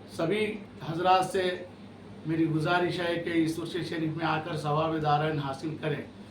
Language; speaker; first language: Urdu; native; Urdu